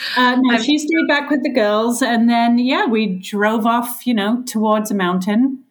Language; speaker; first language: English; native; English